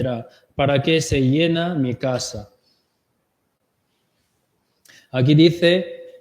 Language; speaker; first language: Spanish; non-native, learner; Korean